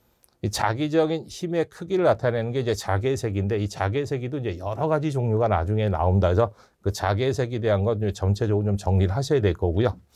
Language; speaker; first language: Korean; native; Korean